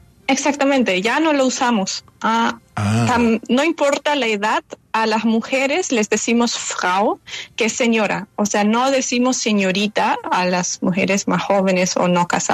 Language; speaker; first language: Spanish; non-native, fluent; German